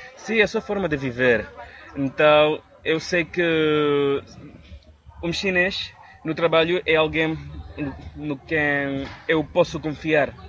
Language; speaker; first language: Portuguese; non-native, fluent; Catalan